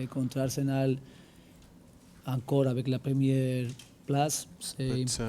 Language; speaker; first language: French; non-native, learner; Spanish